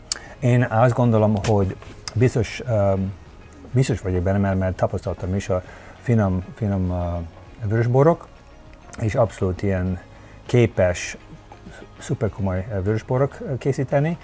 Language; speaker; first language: Hungarian; early bilingual, heritage; Hungarian